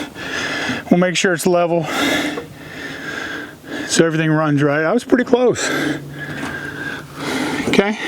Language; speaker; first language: English; native; English